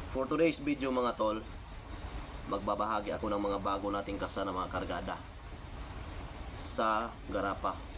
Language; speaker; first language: Filipino; non-native, local second language; Cebuano